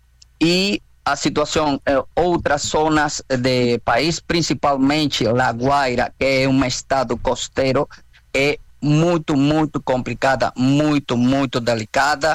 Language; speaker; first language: Portuguese; non-native, fluent; Spanish